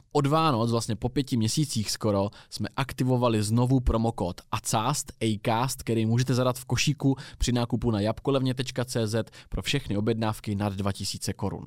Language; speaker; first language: Czech; native; Czech